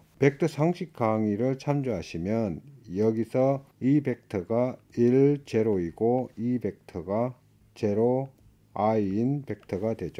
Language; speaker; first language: Korean; native; Korean